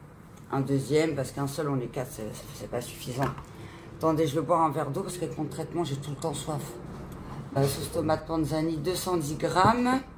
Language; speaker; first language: French; native; French